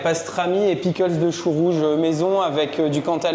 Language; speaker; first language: French; native; French